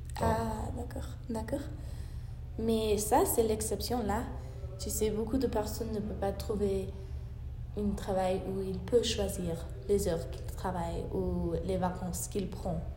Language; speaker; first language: French; non-native, learner; English